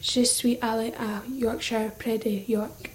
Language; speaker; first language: French; non-native, learner; English